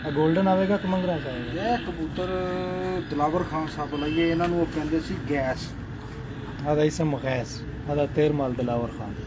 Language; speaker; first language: Arabic; non-native, fluent; Urdu